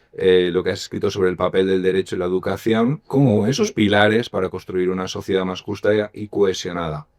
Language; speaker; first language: Spanish; native; Spanish